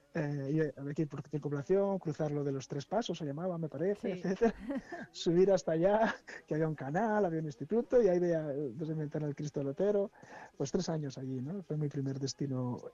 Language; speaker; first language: Spanish; native; Spanish